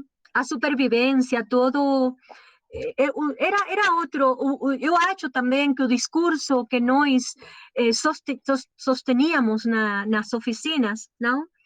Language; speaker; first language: Portuguese; non-native, learner; Spanish